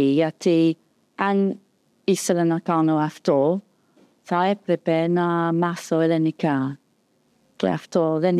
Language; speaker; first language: Greek; non-native, fluent; English